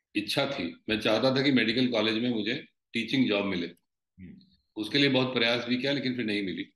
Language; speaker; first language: Hindi; native; Hindi